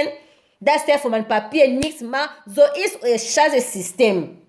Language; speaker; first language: German; non-native, learner; Lingala